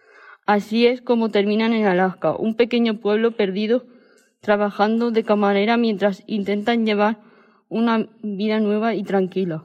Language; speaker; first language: Spanish; native; Spanish